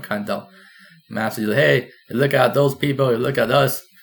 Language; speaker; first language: English; non-native, fluent; Chinese